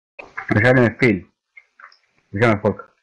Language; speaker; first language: Swedish; early bilingual, other home language; Turkish